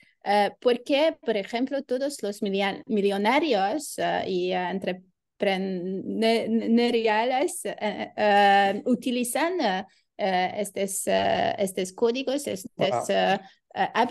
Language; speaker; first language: Spanish; non-native, learner; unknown